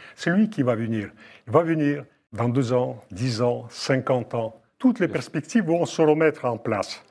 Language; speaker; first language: French; non-native, fluent; Russian